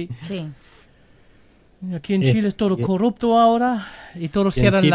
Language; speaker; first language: Spanish; non-native, learner; German